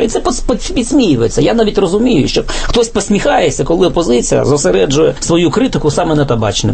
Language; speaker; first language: Ukrainian; native; Ukrainian